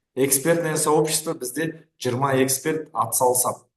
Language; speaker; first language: Russian; non-native, local second language; Kazakh